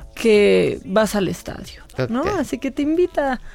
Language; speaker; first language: Spanish; native; Spanish